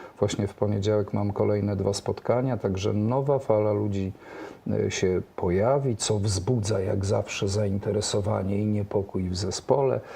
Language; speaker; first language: Polish; native; Polish